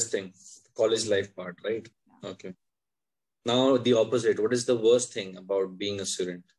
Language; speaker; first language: English; non-native, local second language; Hindi